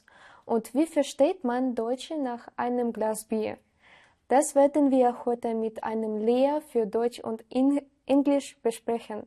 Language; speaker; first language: German; non-native, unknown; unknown